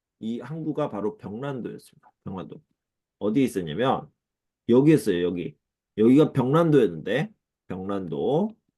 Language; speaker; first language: Korean; native; Korean